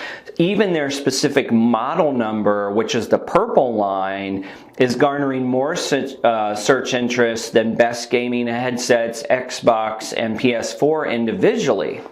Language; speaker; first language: English; native; English